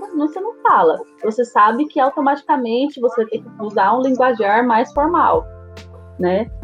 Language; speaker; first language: Portuguese; native; Portuguese